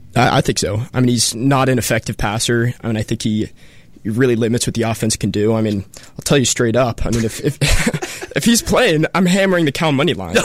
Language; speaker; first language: English; native; English